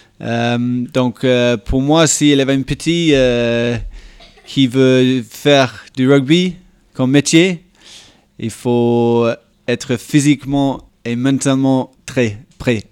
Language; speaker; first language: French; non-native, fluent; English